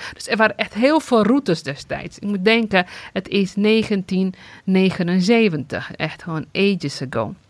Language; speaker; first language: Dutch; non-native, fluent; Tigrinya